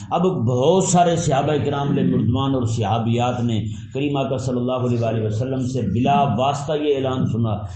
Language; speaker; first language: Urdu; non-native, local second language; Punjabi